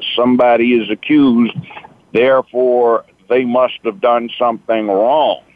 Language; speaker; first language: English; native; English